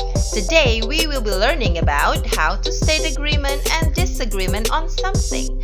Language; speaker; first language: English; non-native, fluent; Indonesian